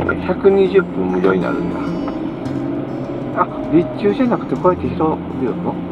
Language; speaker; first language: Japanese; native; Japanese